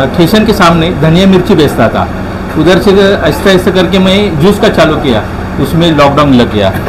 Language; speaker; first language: Hindi; non-native, local second language; Marathi